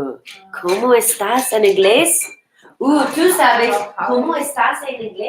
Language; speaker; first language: Spanish; non-native, fluent; English